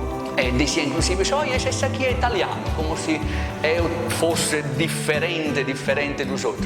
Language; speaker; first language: Portuguese; non-native, fluent; Italian